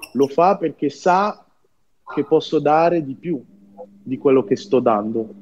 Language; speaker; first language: Italian; non-native, fluent; French